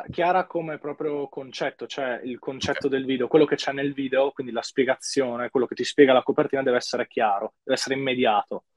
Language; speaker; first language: Italian; native; Italian